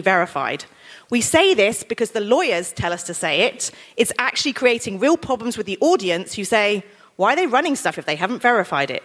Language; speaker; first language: English; native; English